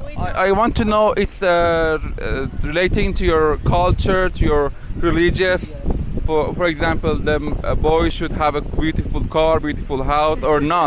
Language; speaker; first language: English; non-native, learner; Chinese